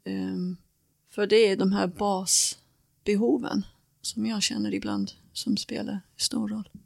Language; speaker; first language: Swedish; non-native, fluent; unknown